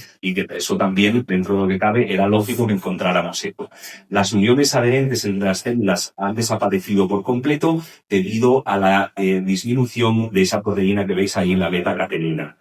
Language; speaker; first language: Spanish; native; Spanish